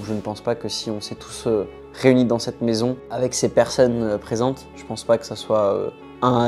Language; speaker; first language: French; native; French